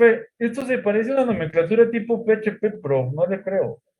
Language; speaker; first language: Spanish; native; Spanish